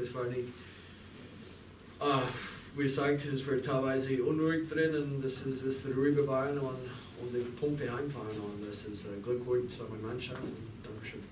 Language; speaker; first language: German; non-native, fluent; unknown